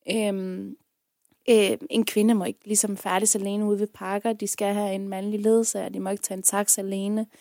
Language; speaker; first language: Danish; early bilingual, other home language; Persian